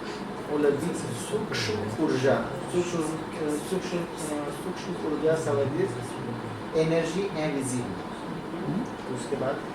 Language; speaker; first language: French; non-native, learner; Hindi